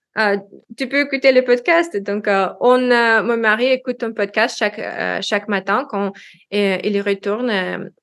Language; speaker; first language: French; non-native, learner; Russian